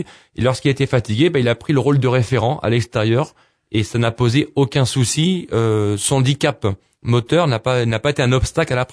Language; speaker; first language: French; native; French